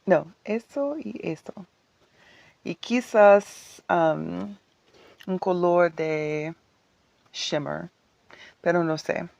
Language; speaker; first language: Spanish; non-native, learner; English